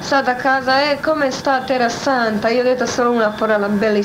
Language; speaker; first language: Italian; non-native, learner; Croatian